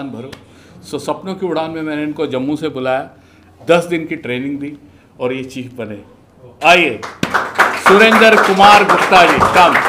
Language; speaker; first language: Hindi; native; Hindi